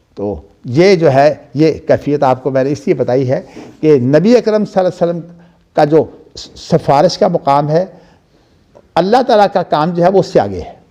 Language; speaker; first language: Urdu; non-native, local second language; Punjabi